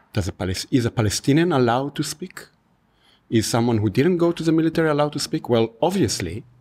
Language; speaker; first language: English; non-native, fluent; Hebrew